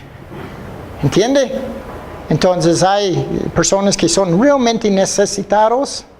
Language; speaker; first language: Spanish; non-native, fluent; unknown